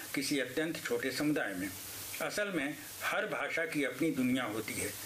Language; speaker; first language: Hindi; native; Hindi